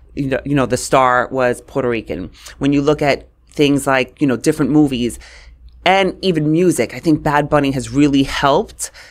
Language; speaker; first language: English; native; English